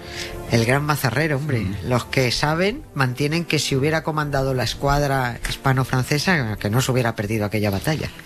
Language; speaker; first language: Spanish; native; Spanish